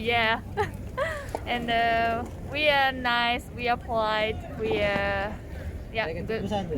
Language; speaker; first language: English; non-native, learner; Japanese